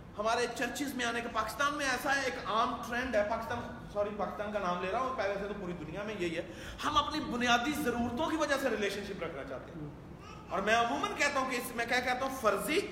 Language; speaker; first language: Urdu; non-native, local second language; Punjabi